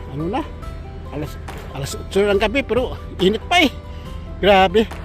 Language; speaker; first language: Filipino; non-native, local second language; Cebuano